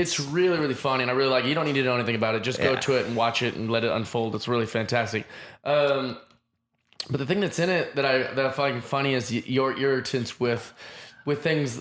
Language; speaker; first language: English; native; English